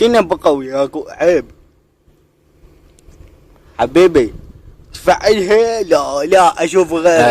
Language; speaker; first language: Arabic; native; Arabic